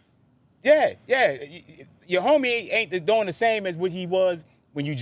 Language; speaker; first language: English; native; English